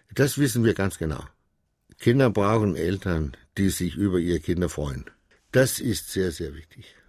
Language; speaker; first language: German; non-native, fluent; Danish